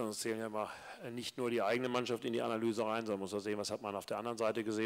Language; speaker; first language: German; native; German